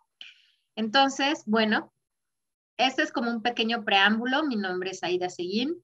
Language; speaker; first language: Spanish; native; Spanish